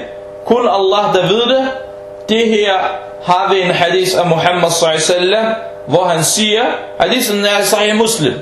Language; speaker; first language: Danish; early bilingual, heritage; Danish